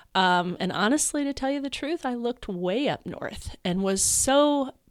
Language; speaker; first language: English; native; English